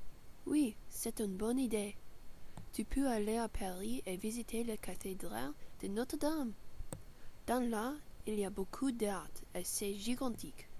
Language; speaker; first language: French; non-native, learner; English